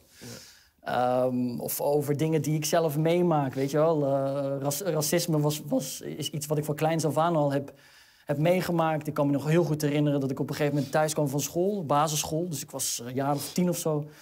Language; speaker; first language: Dutch; early bilingual, other home language; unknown